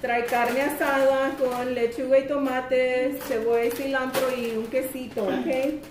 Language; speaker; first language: Spanish; early bilingual, heritage; Spanish